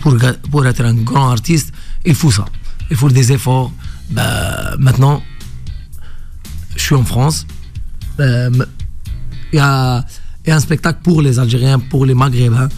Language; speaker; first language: French; non-native, local second language; Arabic